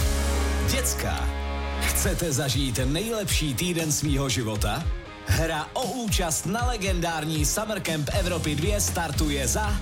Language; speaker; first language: Czech; native; Czech